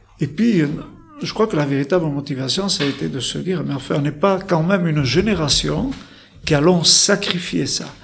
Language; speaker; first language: French; native; French